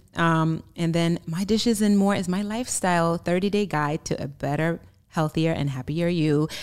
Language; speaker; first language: English; non-native, fluent; German